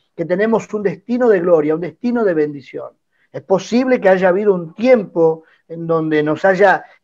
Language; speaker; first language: Spanish; native; Spanish